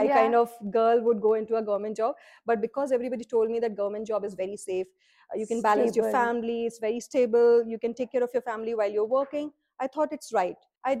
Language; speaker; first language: English; non-native, local second language; Hindi